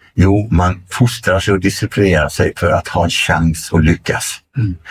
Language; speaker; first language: Swedish; native; Swedish